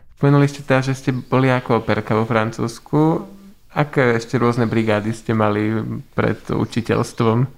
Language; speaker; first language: Slovak; native; Slovak